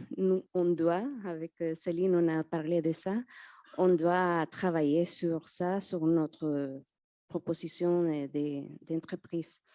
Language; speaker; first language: French; non-native, fluent; Spanish